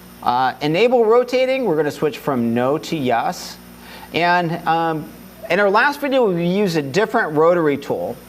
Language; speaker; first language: English; native; English